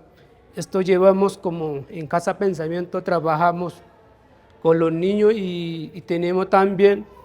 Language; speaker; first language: Spanish; non-native, local second language; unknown